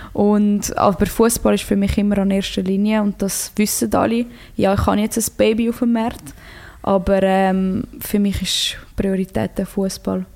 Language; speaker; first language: German; early bilingual, other home language; Croatian